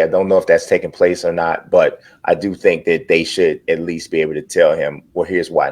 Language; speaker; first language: English; native; English